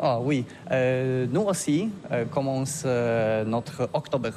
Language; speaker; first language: French; non-native, learner; Polish